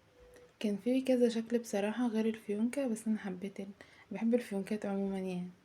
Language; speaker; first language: Arabic; native; Arabic